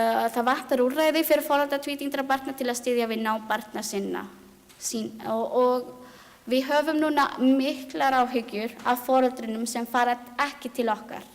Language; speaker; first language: Icelandic; non-native, learner; Filipino